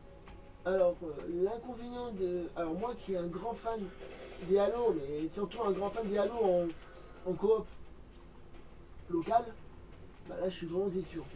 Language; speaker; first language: French; native; French